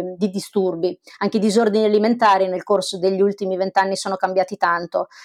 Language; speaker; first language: Italian; native; Italian